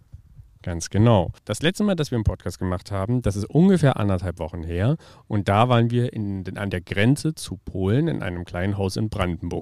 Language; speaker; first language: German; native; German